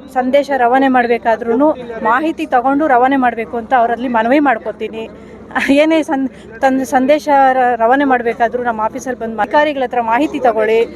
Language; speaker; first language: Kannada; native; Kannada